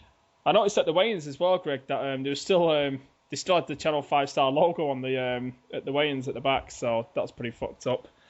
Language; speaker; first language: English; native; English